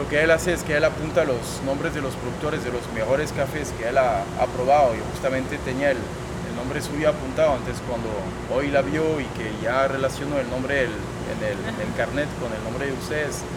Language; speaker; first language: Spanish; non-native, fluent; French